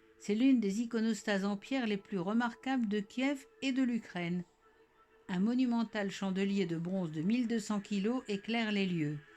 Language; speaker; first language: French; native; French